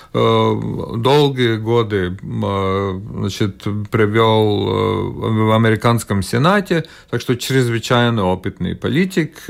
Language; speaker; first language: Russian; non-native, local second language; Latvian